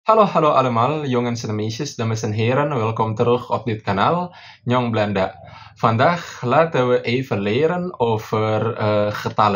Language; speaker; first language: Dutch; non-native, fluent; Indonesian